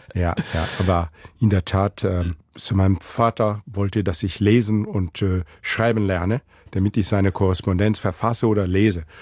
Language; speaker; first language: German; non-native, fluent; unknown